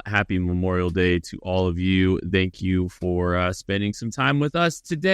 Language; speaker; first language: English; native; English